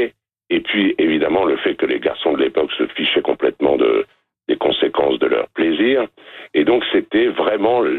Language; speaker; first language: French; native; French